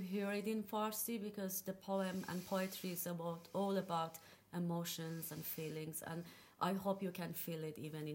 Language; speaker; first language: English; non-native, fluent; Persian